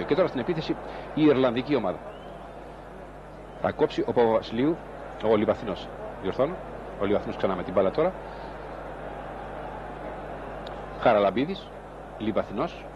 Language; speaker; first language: Greek; native; Greek